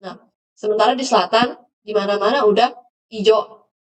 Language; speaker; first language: Indonesian; native; Indonesian